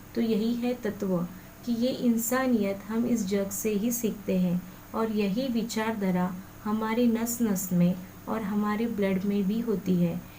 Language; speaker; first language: Hindi; non-native, local second language; Marathi